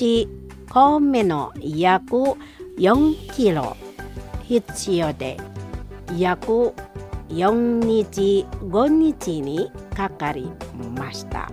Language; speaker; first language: Japanese; non-native, fluent; Indonesian